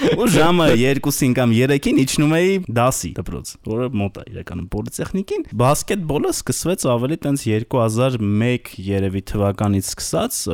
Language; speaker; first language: Armenian; native; Armenian